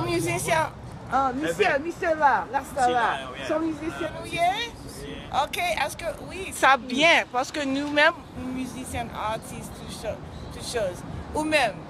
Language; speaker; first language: Haitian Creole; early bilingual, heritage; English